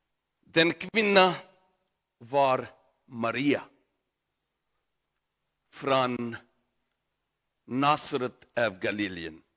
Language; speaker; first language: Swedish; non-native, learner; Urdu